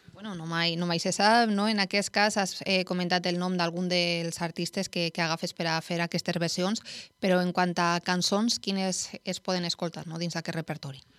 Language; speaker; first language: Catalan; native; Catalan